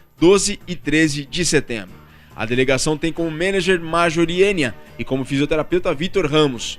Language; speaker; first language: Portuguese; native; Portuguese